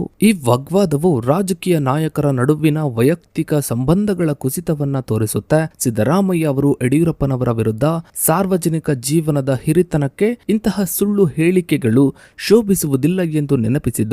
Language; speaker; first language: Kannada; native; Kannada